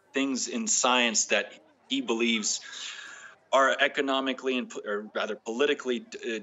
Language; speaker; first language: English; native; English